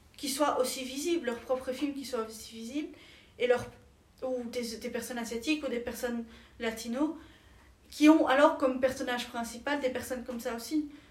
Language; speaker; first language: French; native; French